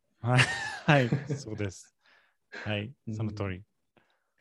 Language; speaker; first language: Japanese; non-native, learner; English